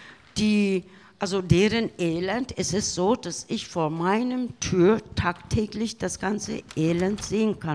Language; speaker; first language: German; non-native, fluent; Turkish